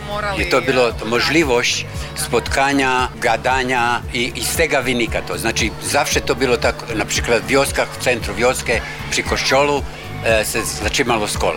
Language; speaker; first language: Polish; non-native, learner; Croatian